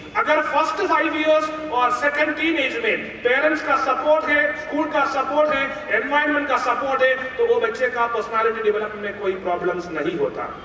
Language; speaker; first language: Hindi; non-native, local second language; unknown